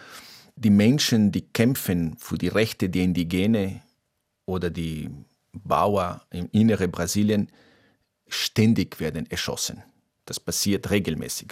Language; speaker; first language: German; non-native, fluent; Portuguese